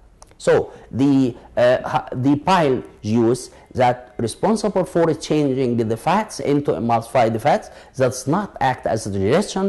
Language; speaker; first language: English; non-native, local second language; Arabic